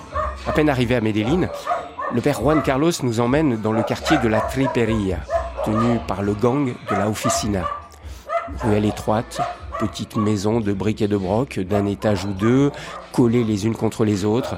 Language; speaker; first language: French; native; French